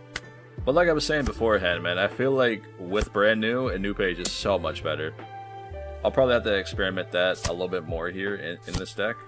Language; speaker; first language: English; native; English